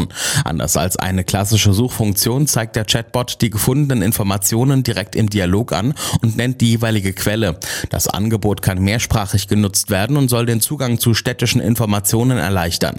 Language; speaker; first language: German; native; German